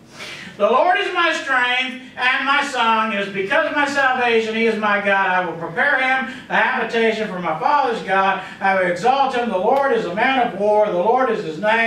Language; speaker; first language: English; native; English